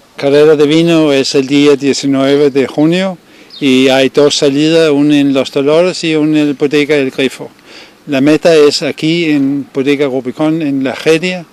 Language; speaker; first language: Spanish; non-native, learner; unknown